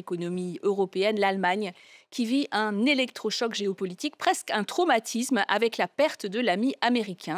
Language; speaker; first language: French; native; French